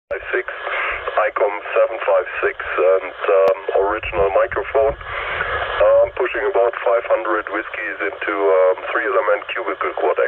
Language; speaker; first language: English; non-native, fluent; German